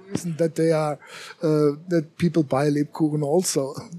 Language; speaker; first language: English; non-native, fluent; German